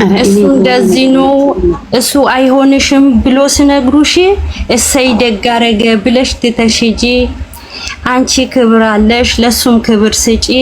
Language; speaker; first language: Amharic; non-native, local second language; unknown